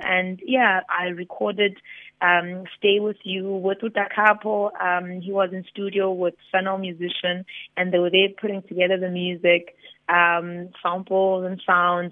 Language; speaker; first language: English; non-native, local second language; Zulu